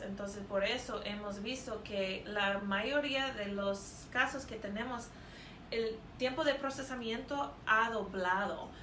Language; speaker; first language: Spanish; non-native, fluent; English